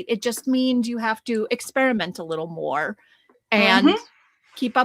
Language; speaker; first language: English; native; English